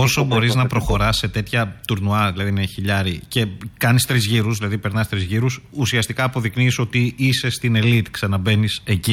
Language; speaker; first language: Greek; native; Greek